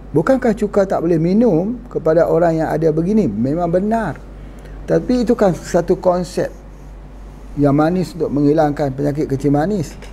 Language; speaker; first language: Malay; native; Malay